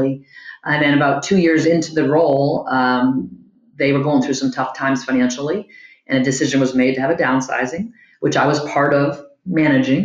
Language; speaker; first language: English; native; English